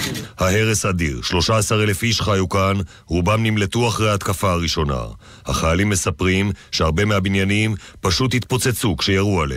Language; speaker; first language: Hebrew; native; Hebrew